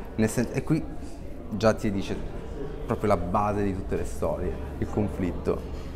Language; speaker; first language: Italian; native; Italian